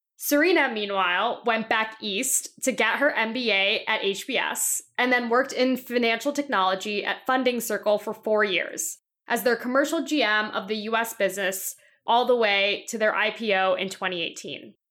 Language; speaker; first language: English; native; English